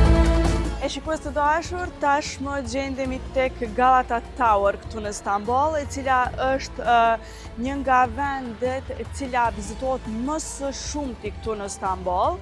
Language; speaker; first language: Albanian; native; Albanian